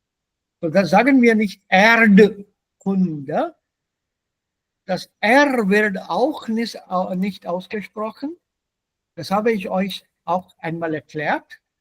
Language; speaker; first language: German; non-native, fluent; Hindi